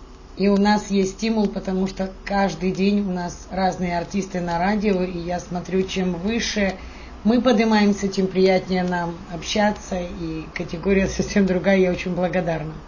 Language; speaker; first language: Russian; native; Russian